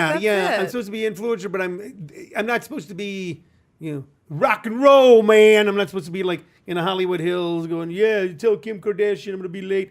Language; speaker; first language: English; native; English